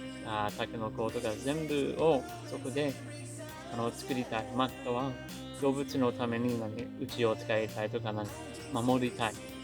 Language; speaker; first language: Japanese; non-native, learner; English